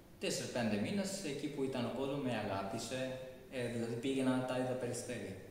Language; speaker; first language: Greek; non-native, fluent; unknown